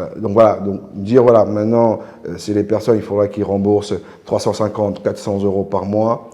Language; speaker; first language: French; non-native, local second language; Wolof